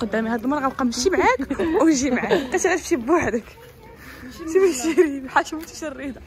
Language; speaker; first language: Arabic; native; Arabic